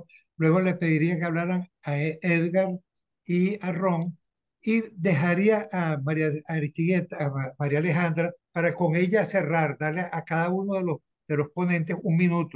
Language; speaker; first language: Spanish; native; Spanish